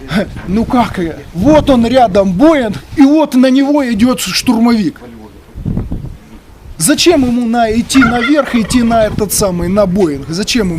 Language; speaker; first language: Russian; native; Russian